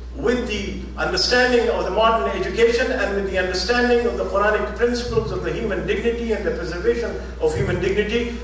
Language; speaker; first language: English; non-native, local second language; Urdu